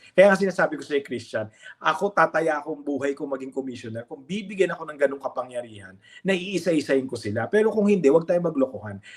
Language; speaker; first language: Filipino; native; Filipino